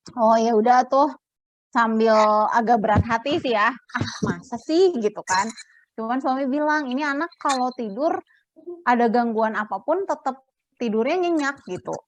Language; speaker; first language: Indonesian; native; Indonesian